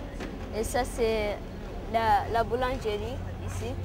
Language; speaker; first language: French; non-native, learner; Arabic